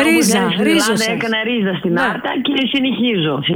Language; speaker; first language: Greek; non-native, learner; Russian